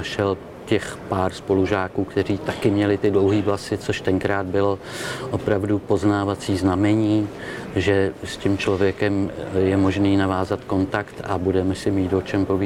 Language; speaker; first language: Czech; native; Czech